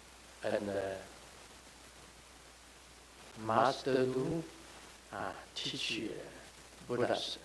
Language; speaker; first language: English; non-native, learner; Chinese